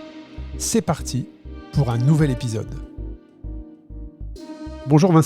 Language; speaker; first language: French; native; French